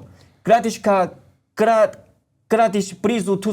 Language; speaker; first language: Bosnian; non-native, learner; Chinese